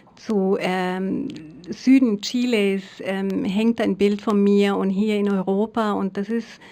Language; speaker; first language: German; non-native, fluent; Spanish